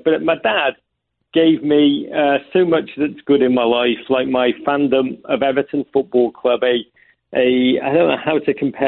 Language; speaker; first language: English; native; English